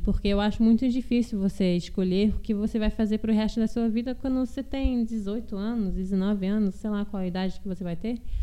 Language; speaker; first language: Portuguese; early bilingual, heritage; Portuguese